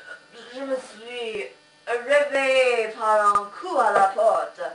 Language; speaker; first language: French; non-native, learner; English